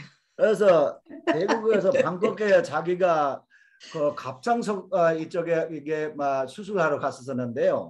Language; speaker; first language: Korean; non-native, fluent; Bangla